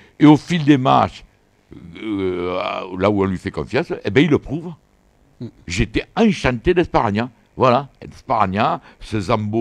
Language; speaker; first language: French; native; French